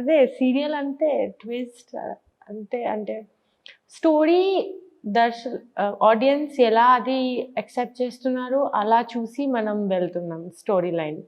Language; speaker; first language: Telugu; non-native, learner; Bangla